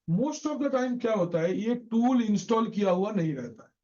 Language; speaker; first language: Hindi; non-native, local second language; Bangla